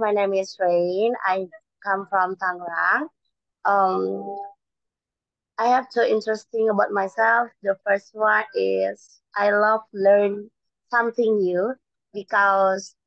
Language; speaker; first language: English; non-native, learner; Indonesian